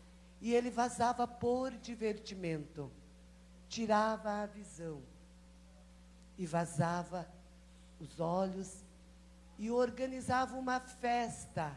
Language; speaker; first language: Portuguese; native; Portuguese